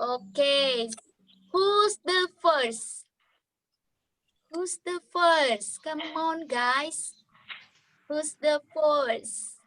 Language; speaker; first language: English; non-native, learner; Indonesian